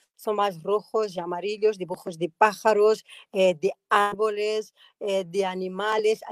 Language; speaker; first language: Spanish; non-native, fluent; Portuguese